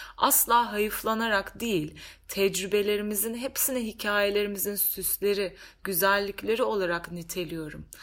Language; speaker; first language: Turkish; native; Turkish